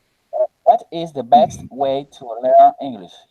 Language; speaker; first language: English; non-native, learner; Spanish